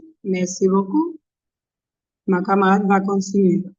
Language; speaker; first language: French; non-native, learner; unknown